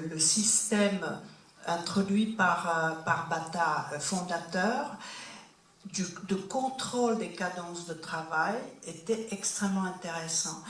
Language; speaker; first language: French; non-native, fluent; Czech